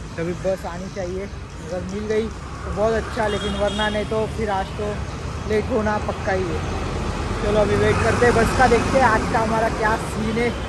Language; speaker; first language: Hindi; non-native, local second language; Marathi